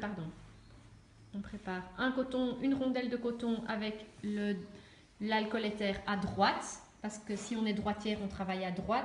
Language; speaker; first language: French; native; French